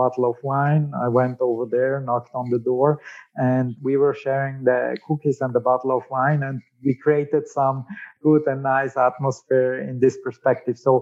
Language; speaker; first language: English; non-native, fluent; German